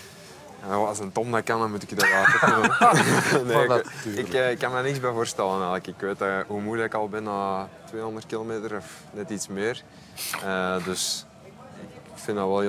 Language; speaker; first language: Dutch; native; Dutch